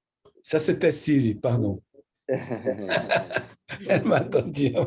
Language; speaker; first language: French; non-native, fluent; Portuguese